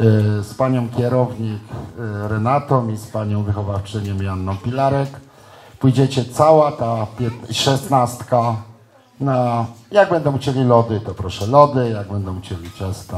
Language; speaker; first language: Polish; native; Polish